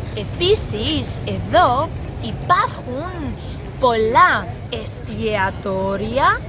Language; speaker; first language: Greek; non-native, learner; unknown